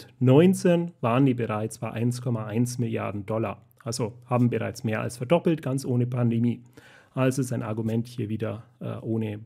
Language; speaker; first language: German; native; German